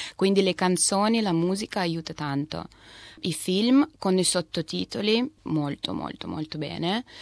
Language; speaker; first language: Italian; non-native, fluent; Russian